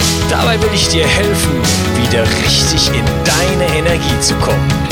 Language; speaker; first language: German; native; German